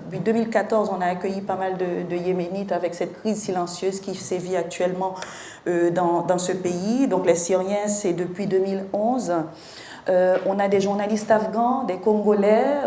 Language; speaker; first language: French; non-native, local second language; Haitian Creole